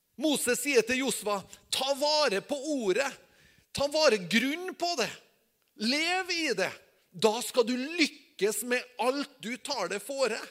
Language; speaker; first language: Norwegian; native; Norwegian